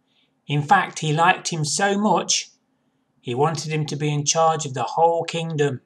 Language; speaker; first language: English; native; English